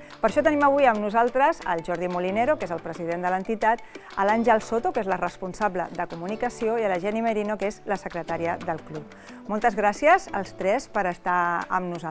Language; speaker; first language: Catalan; native; Catalan